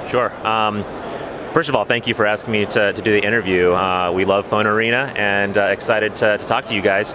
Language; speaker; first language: English; native; English